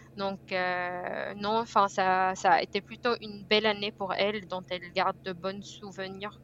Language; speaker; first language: French; non-native, fluent; Arabic